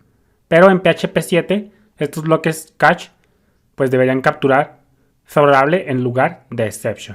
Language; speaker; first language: Spanish; native; Spanish